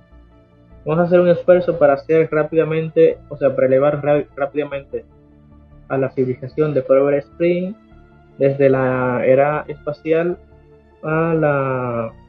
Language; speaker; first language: Spanish; native; Spanish